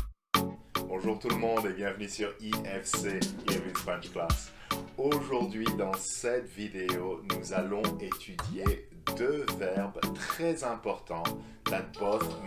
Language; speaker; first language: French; non-native, fluent; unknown